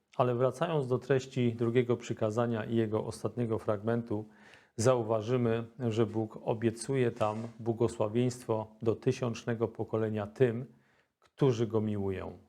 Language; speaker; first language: Polish; native; Polish